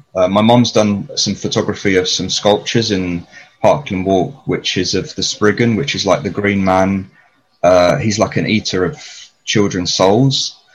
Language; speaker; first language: English; native; English